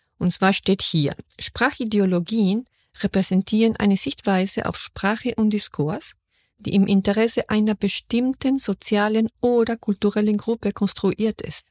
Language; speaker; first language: German; non-native, fluent; Spanish